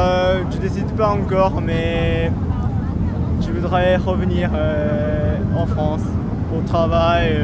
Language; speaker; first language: French; non-native, learner; Japanese